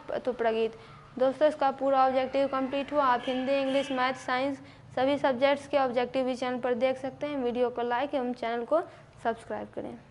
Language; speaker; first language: Hindi; native; Hindi